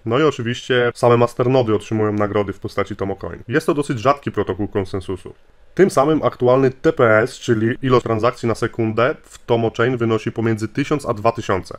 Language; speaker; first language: Polish; native; Polish